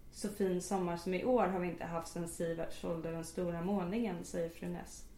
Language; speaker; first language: Swedish; native; Swedish